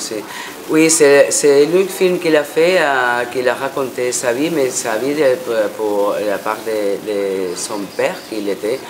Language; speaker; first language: French; non-native, fluent; Spanish